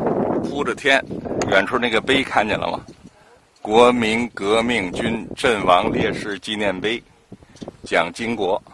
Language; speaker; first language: Chinese; native; Chinese